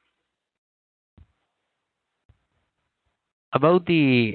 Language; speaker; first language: English; non-native, fluent; Spanish